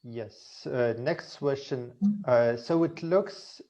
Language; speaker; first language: English; non-native, fluent; Lithuanian